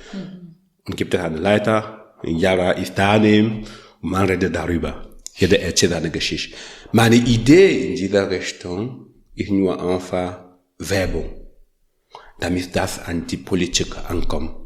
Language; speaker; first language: German; non-native, learner; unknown